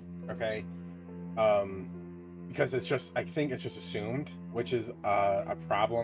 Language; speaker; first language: English; native; English